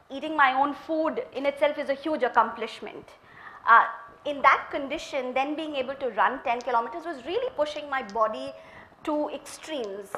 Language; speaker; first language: English; non-native, local second language; Malayalam